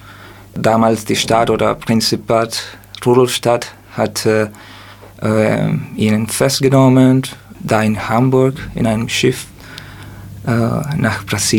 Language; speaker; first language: German; non-native, learner; Spanish